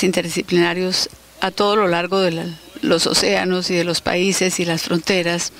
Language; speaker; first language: Spanish; native; Spanish